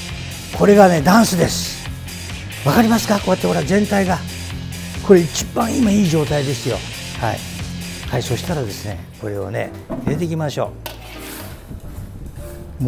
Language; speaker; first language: Japanese; native; Japanese